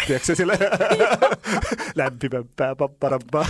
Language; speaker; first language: Finnish; non-native, learner; Arabic